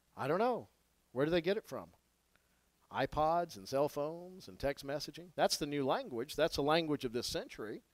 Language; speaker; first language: English; native; English